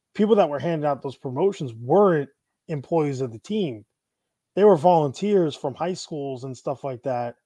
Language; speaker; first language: English; native; English